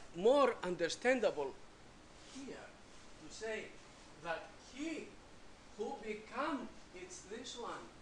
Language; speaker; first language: English; native; English